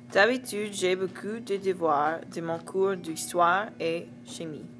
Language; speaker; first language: French; non-native, learner; English